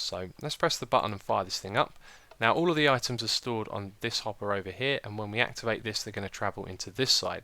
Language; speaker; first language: English; native; English